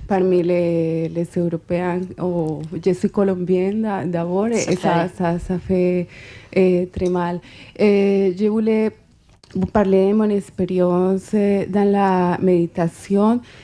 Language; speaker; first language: French; non-native, fluent; Spanish